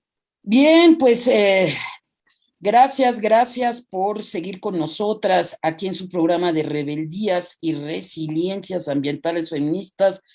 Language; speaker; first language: Spanish; native; Spanish